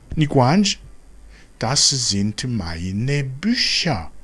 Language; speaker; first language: German; non-native, fluent; Rundi